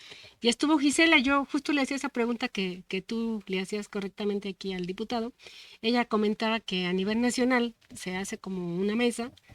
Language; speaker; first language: Spanish; native; Spanish